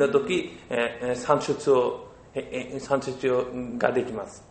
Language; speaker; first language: Japanese; non-native, learner; Bangla